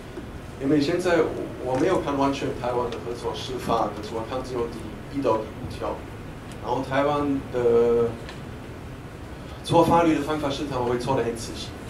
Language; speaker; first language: Chinese; non-native, fluent; German